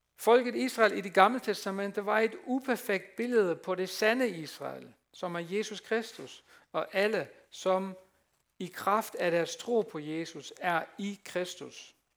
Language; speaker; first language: Danish; non-native, fluent; Dutch